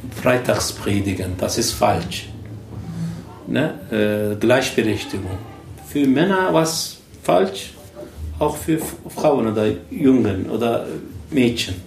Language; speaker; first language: German; non-native, learner; Turkish